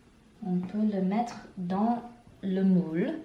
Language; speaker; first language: French; non-native, learner; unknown